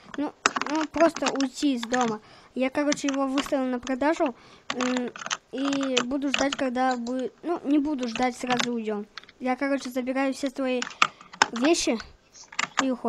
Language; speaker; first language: Russian; native; Russian